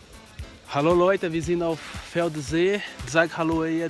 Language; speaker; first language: German; non-native, learner; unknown